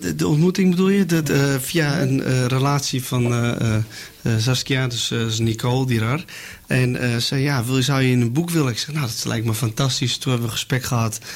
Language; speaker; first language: Dutch; early bilingual, other home language; Kurdish